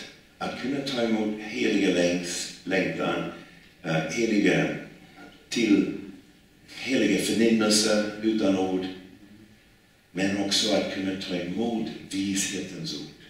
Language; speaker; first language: Swedish; non-native, fluent; English